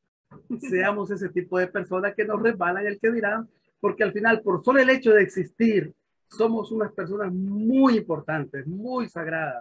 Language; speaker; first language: Spanish; native; Spanish